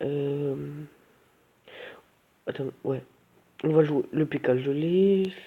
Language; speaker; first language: French; native; French